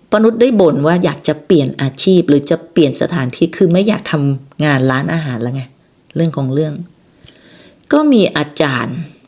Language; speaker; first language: Thai; native; Thai